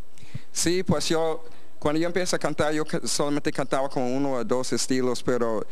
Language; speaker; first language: Spanish; non-native, fluent; English